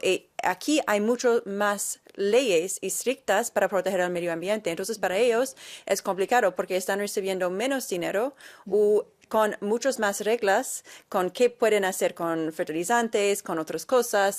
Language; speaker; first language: Spanish; non-native, fluent; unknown